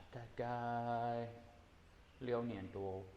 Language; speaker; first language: Chinese; non-native, learner; English